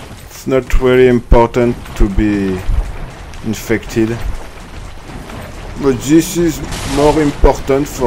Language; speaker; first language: English; non-native, learner; French